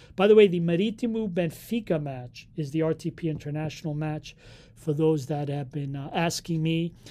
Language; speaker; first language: English; early bilingual, other home language; Portuguese